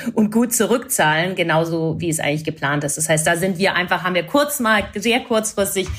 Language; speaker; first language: German; non-native, fluent; English